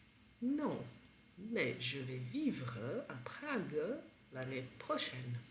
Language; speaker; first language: French; non-native, fluent; Czech